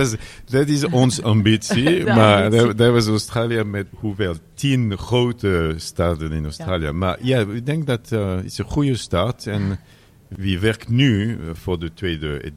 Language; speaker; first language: Dutch; non-native, learner; French